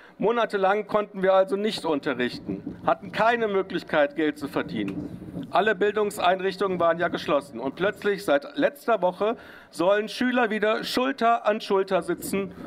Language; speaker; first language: German; native; German